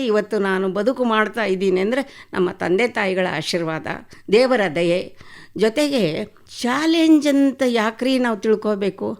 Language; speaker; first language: Kannada; native; Kannada